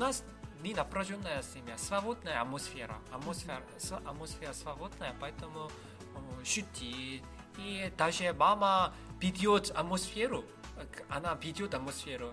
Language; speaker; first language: Russian; non-native, learner; Korean